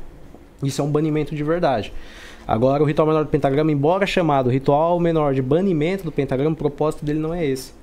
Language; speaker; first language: Portuguese; native; Portuguese